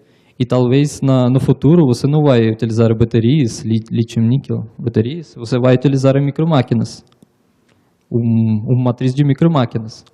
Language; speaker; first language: Portuguese; non-native, learner; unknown